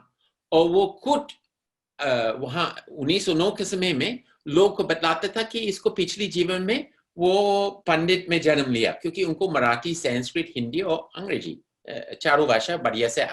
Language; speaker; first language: Hindi; non-native, fluent; English